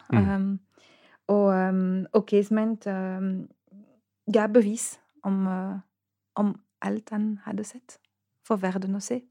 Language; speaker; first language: Norwegian; non-native, fluent; French